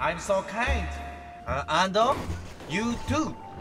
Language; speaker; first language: English; non-native, learner; Japanese